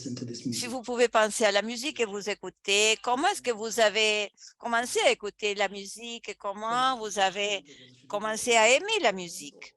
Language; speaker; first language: French; non-native, fluent; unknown